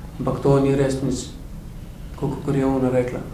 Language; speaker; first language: Slovenian; non-native, learner; Albanian